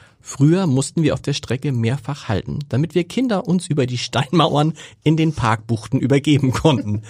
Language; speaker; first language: German; native; German